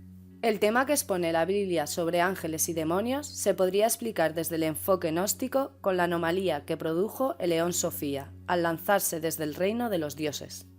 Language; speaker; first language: Spanish; native; Spanish